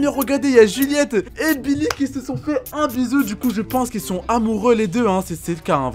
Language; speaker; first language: French; native; French